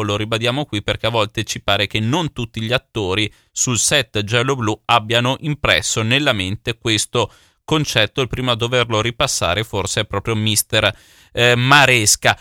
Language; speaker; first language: Italian; native; Italian